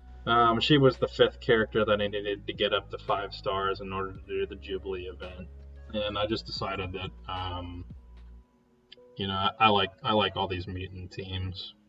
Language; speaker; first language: English; native; English